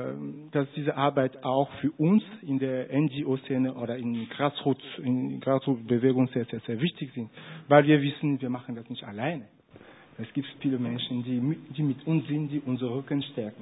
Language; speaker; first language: German; non-native, fluent; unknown